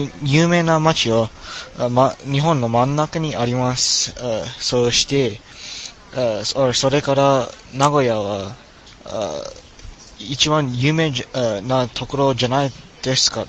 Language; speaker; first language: Japanese; non-native, learner; English